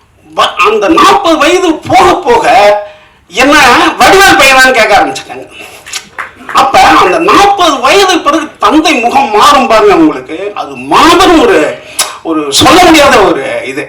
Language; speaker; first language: Tamil; native; Tamil